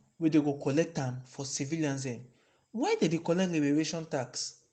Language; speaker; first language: Nigerian Pidgin; native; Nigerian Pidgin